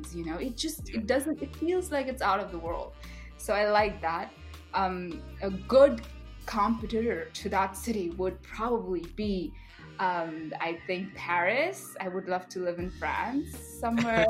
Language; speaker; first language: English; non-native, local second language; Bangla